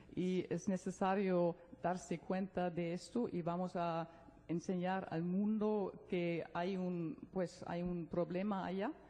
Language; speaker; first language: Spanish; non-native, fluent; German